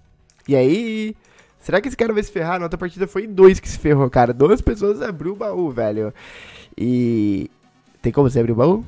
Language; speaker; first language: Portuguese; native; Portuguese